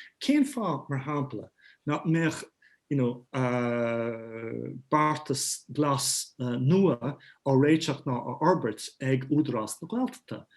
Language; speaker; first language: Irish; non-native, local second language; English